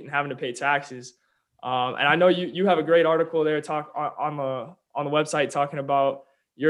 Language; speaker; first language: English; native; English